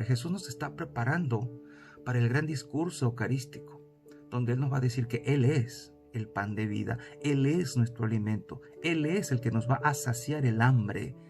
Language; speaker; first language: Spanish; native; Spanish